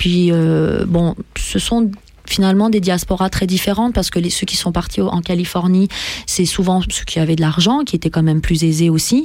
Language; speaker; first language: French; early bilingual, other home language; Persian